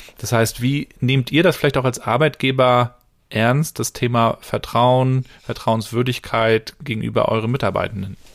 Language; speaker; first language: German; native; German